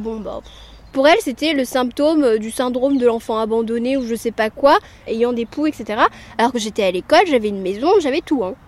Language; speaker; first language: French; early bilingual, other home language; Amharic